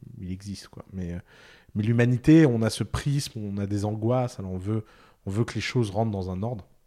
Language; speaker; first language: French; early bilingual, other home language; Arabic